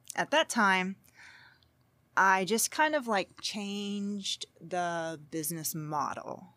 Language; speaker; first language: English; native; English